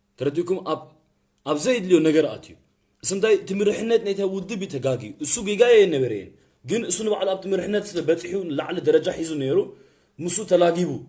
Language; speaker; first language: Tigrinya; early bilingual, heritage; Tigrinya